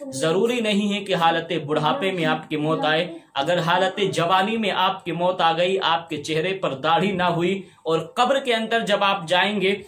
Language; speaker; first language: Urdu; native; Urdu